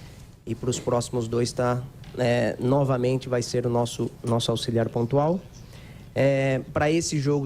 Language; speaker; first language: Portuguese; native; Portuguese